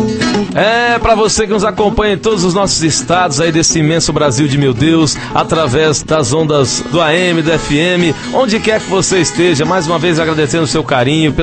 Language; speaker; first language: Portuguese; native; Portuguese